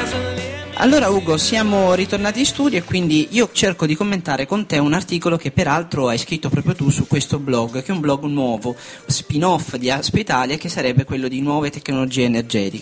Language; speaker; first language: Italian; native; Italian